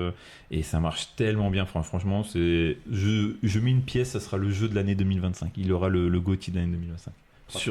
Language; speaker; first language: French; native; French